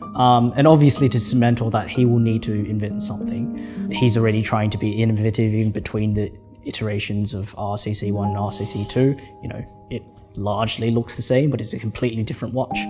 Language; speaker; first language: English; native; English